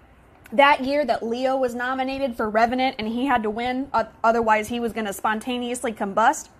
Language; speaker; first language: English; native; English